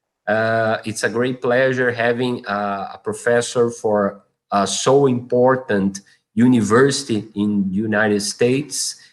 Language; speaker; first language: English; non-native, fluent; Portuguese